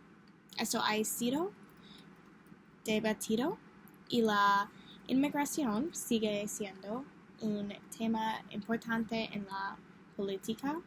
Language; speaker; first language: Spanish; non-native, learner; English